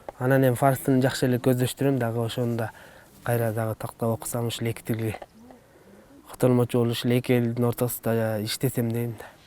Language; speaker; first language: Kyrgyz; early bilingual, heritage; Kyrgyz